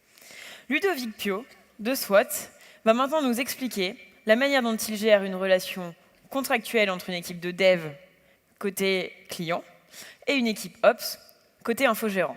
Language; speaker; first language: French; native; French